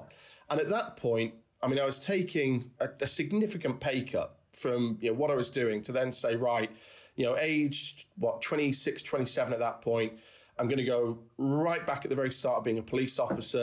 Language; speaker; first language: English; native; English